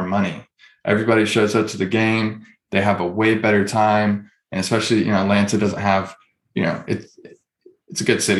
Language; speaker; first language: English; native; English